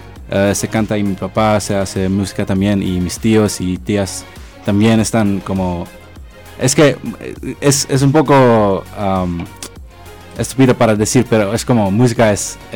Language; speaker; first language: Spanish; early bilingual, heritage; Spanish